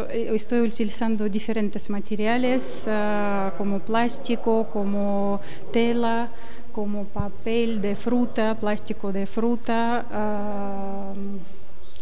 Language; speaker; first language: Spanish; non-native, learner; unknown